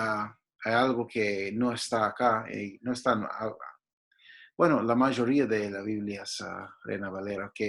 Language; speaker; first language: Spanish; non-native, fluent; English